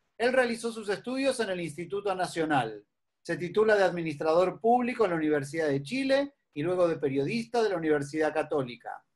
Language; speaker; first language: Spanish; native; Spanish